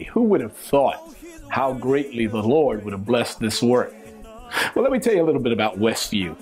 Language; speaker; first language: English; native; English